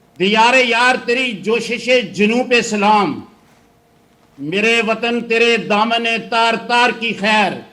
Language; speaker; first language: Urdu; native; Urdu